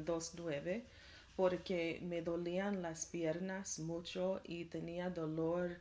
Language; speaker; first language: Spanish; non-native, learner; English